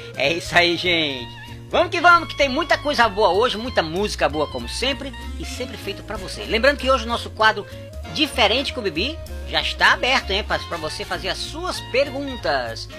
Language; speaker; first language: Portuguese; native; Portuguese